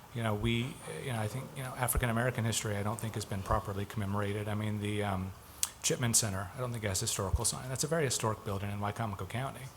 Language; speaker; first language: English; native; English